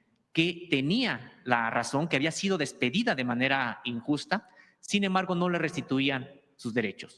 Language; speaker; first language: Spanish; native; Spanish